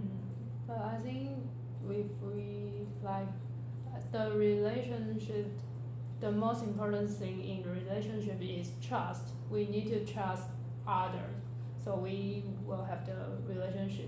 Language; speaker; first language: English; non-native, learner; Chinese